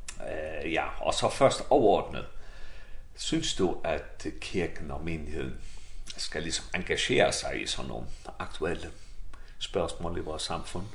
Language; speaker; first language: Danish; non-native, local second language; Faroese